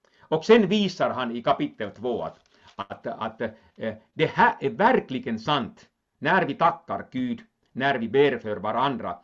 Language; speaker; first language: Swedish; non-native, local second language; Finnish